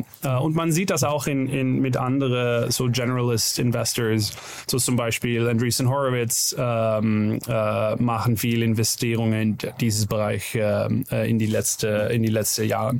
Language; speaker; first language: German; non-native, learner; Dutch